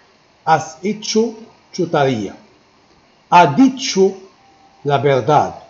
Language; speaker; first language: Spanish; non-native, fluent; Arabic